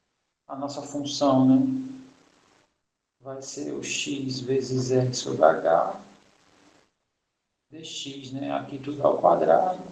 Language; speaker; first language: Portuguese; native; Portuguese